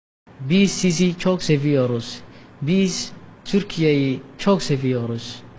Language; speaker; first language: Turkish; non-native, learner; Somali